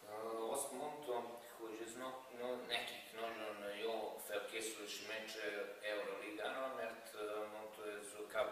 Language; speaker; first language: Hungarian; non-native, learner; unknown